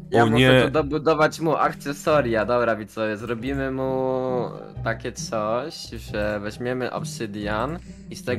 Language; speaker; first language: Polish; native; Polish